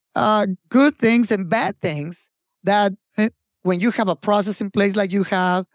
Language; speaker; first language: English; non-native, fluent; Spanish